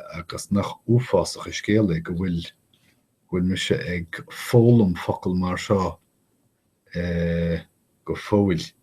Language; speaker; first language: Irish; non-native, fluent; English